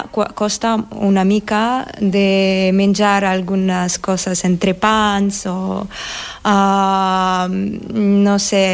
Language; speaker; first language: Catalan; non-native, learner; Spanish